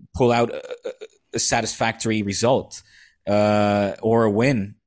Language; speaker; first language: English; non-native, fluent; Dutch